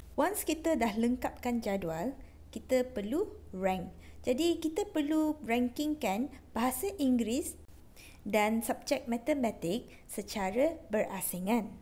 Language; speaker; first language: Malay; non-native, local second language; Chinese